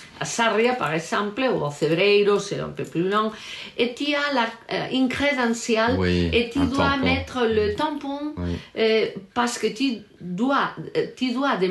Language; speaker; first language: French; non-native, learner; Galician